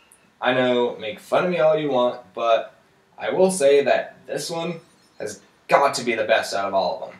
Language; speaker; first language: English; native; English